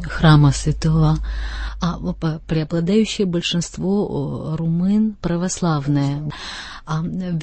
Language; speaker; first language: Russian; native; Russian